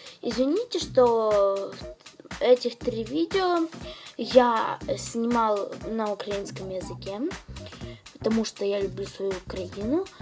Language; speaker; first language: Russian; non-native, local second language; Ukrainian